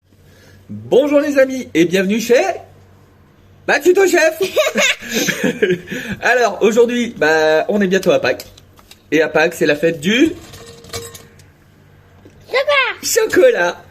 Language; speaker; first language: French; native; French